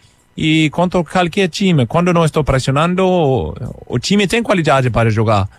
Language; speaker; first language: Portuguese; non-native, fluent; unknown